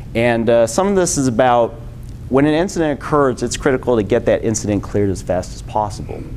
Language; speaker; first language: English; native; English